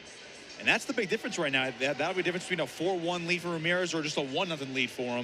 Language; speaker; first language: English; native; English